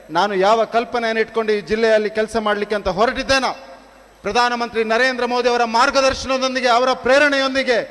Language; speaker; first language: Kannada; non-native, local second language; Tulu